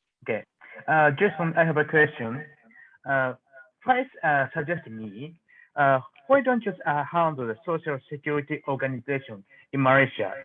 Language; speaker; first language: English; non-native, learner; Japanese